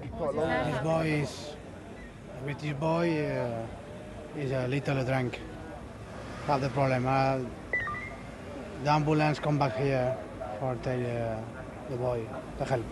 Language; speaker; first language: English; non-native, learner; Spanish